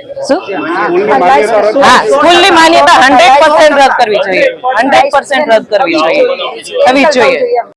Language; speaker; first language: Gujarati; non-native, local second language; Sindhi